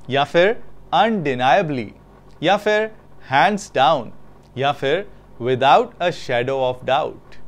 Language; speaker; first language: Hindi; native; Hindi